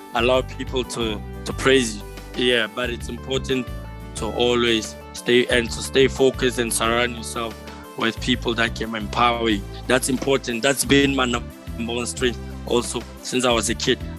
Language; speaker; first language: English; non-native, local second language; Tswana